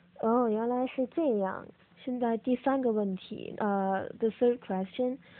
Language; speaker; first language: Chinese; early bilingual, heritage; English